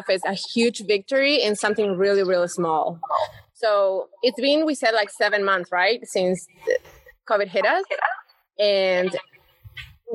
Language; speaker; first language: English; non-native, fluent; Spanish